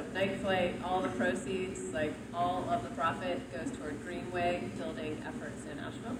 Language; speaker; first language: English; native; English